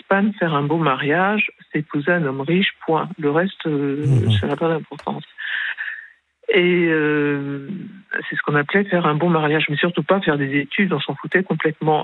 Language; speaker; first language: French; early bilingual, other home language; Spanish